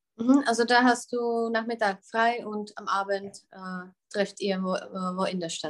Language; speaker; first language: German; non-native, fluent; Czech